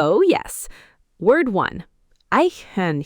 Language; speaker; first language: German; native; German